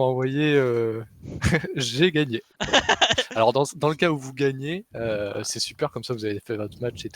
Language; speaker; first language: French; native; French